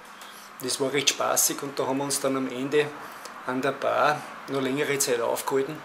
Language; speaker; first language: German; native; German